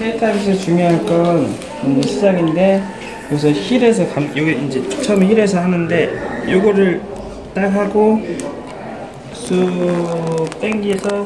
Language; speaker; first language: Korean; native; Korean